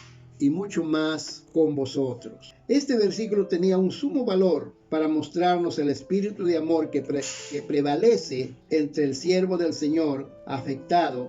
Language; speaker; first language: Spanish; native; Spanish